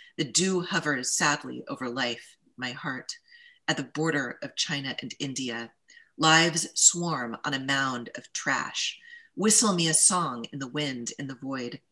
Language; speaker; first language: English; native; English